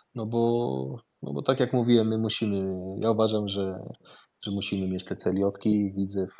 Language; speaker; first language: Polish; early bilingual, heritage; Polish